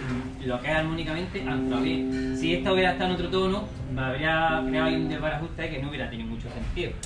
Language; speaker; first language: Spanish; native; Spanish